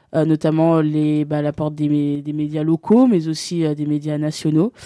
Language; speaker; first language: French; native; French